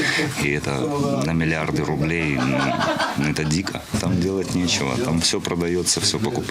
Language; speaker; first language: Russian; native; Russian